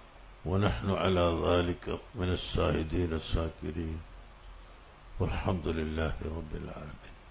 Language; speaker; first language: Arabic; non-native, fluent; Malayalam